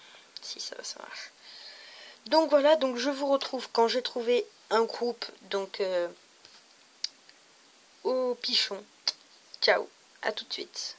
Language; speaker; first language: French; native; French